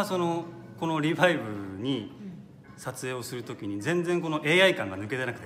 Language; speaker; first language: Japanese; native; Japanese